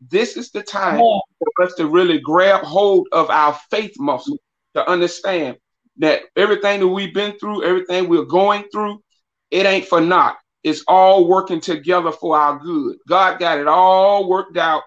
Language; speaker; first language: English; native; English